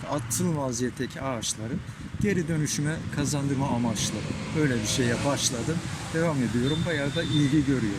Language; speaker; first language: Turkish; native; Turkish